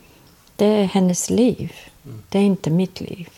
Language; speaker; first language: Swedish; non-native, fluent; English